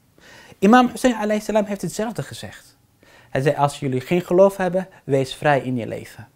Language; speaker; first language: Dutch; non-native, fluent; Arabic